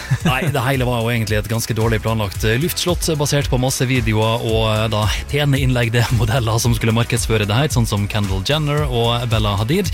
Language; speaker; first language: Norwegian; native; Norwegian